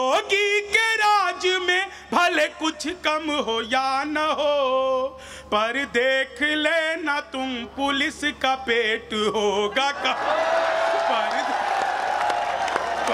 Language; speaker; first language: Hindi; native; Hindi